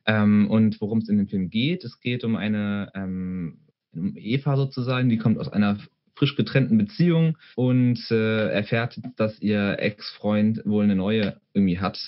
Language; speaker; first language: German; native; German